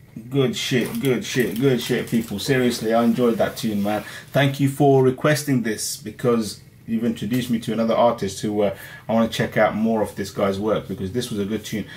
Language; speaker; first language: English; early bilingual, other home language; Hindi